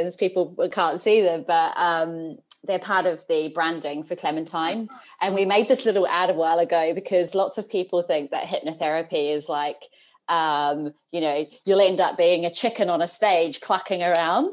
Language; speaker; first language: English; native; English